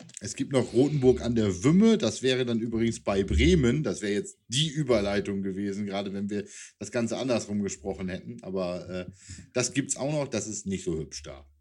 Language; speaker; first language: German; native; German